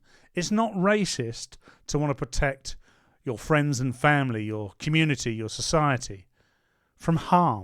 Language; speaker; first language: English; native; English